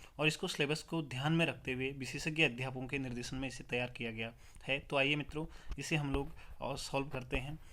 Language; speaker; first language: Hindi; native; Hindi